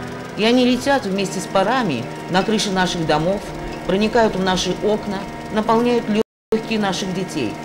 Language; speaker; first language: Russian; native; Russian